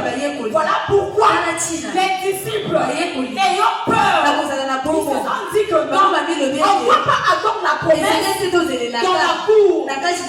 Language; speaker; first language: French; non-native, local second language; Lingala